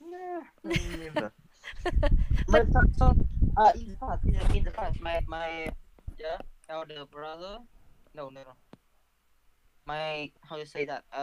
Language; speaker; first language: English; non-native, learner; Vietnamese